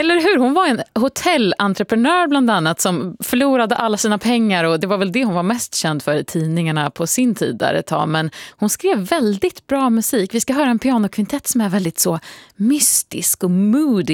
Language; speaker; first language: Swedish; native; Swedish